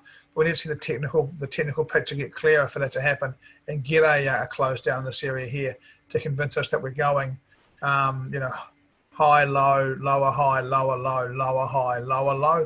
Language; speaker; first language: English; native; English